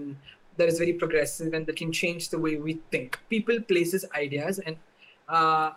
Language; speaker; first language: English; non-native, local second language; Tamil